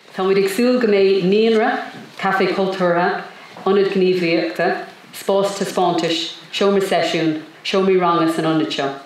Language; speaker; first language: Irish; non-native, local second language; English